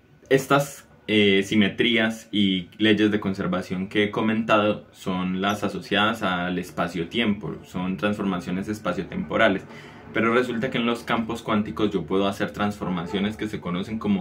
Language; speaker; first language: Spanish; native; Spanish